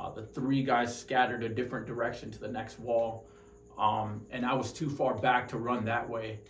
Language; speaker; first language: English; native; English